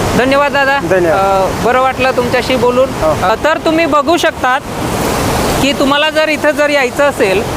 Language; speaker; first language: Marathi; non-native, local second language; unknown